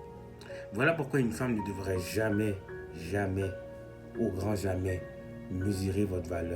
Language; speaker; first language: French; native; French